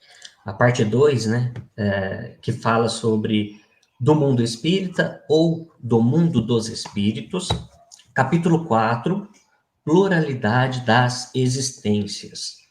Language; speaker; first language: Portuguese; native; Portuguese